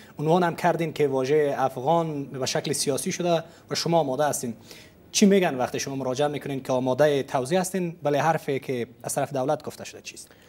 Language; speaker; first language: Persian; native; Persian